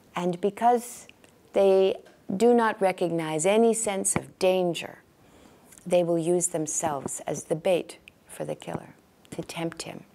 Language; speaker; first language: English; native; English